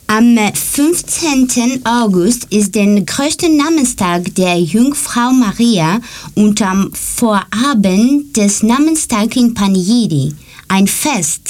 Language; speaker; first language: German; non-native, learner; Greek